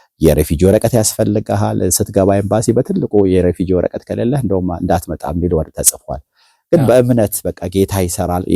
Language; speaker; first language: Amharic; native; Amharic